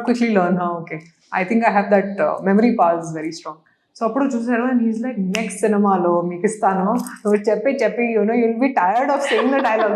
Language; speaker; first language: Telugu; non-native, local second language; Hindi